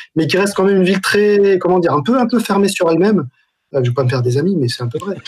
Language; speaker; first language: French; non-native, local second language; Arabic